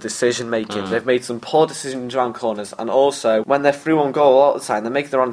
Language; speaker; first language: English; native; English